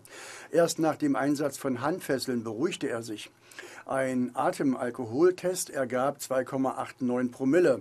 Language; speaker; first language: German; native; German